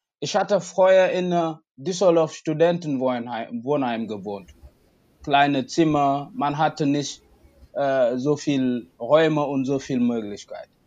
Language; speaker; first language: German; non-native, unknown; Wolof